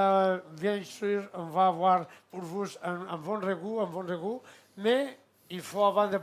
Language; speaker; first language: French; non-native, fluent; Catalan